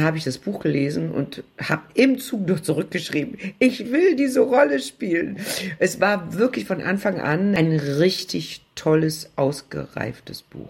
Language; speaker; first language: German; native; German